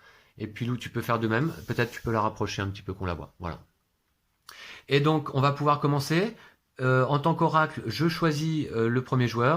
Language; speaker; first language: French; native; French